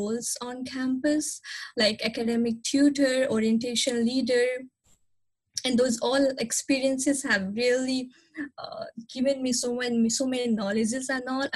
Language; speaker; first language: English; non-native, local second language; Nepali